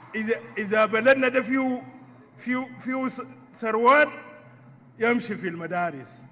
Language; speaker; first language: Arabic; non-native, local second language; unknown